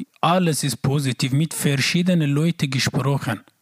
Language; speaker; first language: German; non-native, learner; Persian